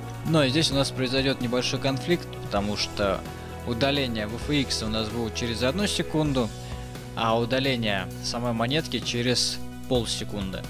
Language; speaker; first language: Russian; native; Russian